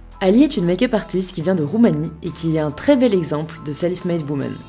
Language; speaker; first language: French; native; French